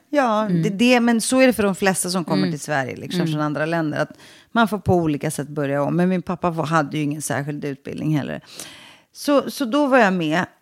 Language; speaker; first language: Swedish; early bilingual, other home language; Greek